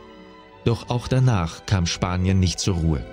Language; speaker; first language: German; native; German